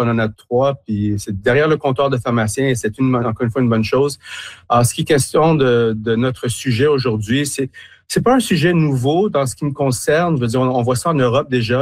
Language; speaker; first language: French; native; French